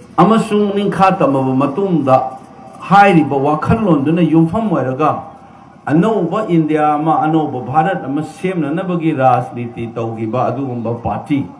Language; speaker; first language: Manipuri; native; Manipuri